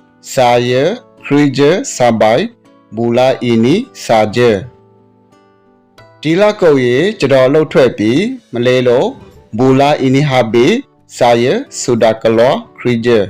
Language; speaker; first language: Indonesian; non-native, learner; Burmese